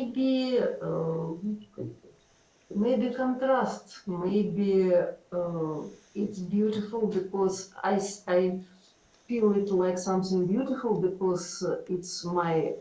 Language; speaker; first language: English; non-native, learner; Ukrainian